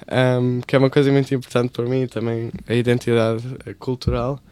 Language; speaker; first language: Portuguese; early bilingual, heritage; English